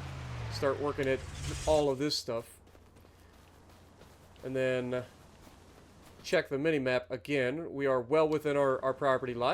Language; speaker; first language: English; native; English